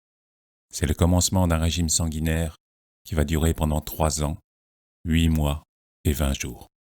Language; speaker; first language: French; native; French